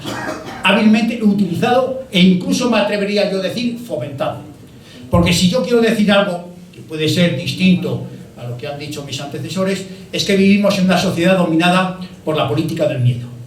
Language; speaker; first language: Spanish; native; Spanish